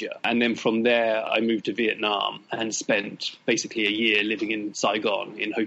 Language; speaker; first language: English; native; English